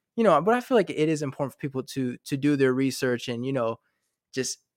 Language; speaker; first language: English; native; English